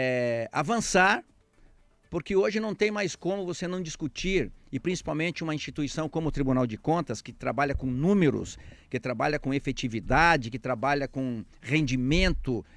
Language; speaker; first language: Portuguese; native; Portuguese